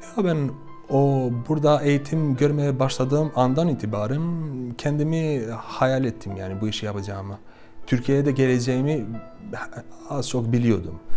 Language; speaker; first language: Turkish; non-native, fluent; Albanian